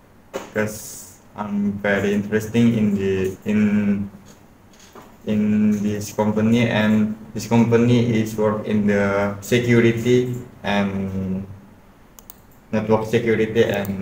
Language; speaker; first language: English; non-native, learner; Indonesian